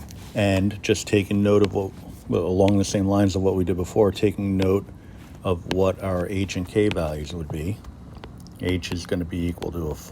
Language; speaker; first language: English; native; English